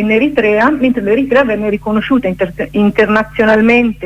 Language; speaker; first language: Italian; native; Italian